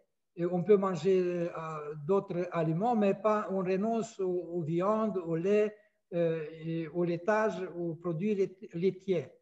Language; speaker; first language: French; non-native, fluent; Romanian